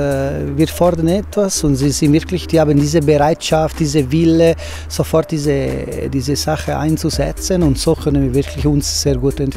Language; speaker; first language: German; non-native, fluent; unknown